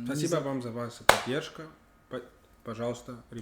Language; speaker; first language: Russian; non-native, learner; English